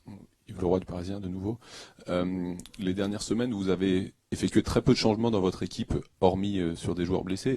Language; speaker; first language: French; native; French